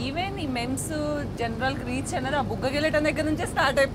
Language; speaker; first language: Telugu; native; Telugu